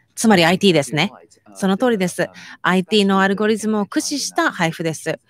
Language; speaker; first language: Japanese; native; Japanese